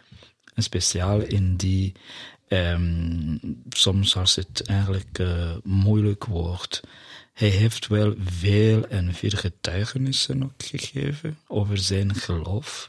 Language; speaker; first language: Dutch; non-native, fluent; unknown